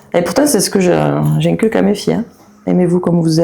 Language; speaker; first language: French; native; French